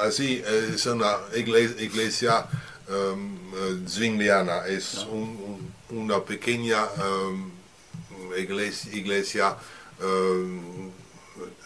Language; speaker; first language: Spanish; non-native, learner; French